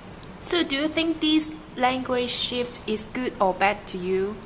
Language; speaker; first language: English; non-native, learner; Cantonese